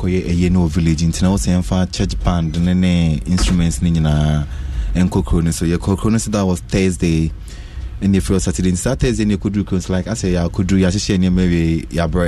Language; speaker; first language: English; non-native, local second language; Akan